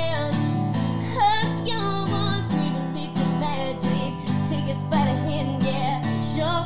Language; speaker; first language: English; native; English